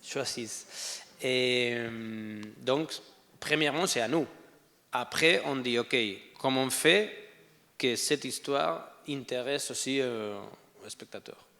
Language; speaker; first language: French; non-native, learner; Spanish